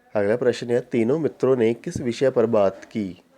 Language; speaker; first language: Hindi; non-native, local second language; Punjabi